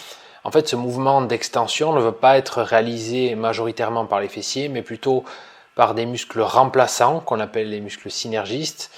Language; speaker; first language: French; native; French